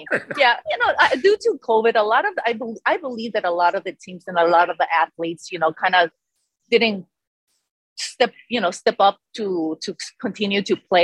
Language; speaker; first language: English; non-native, fluent; Spanish